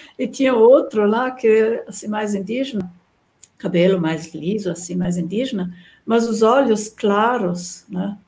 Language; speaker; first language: Portuguese; non-native, fluent; German